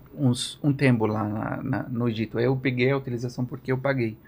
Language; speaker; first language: Portuguese; non-native, learner; Arabic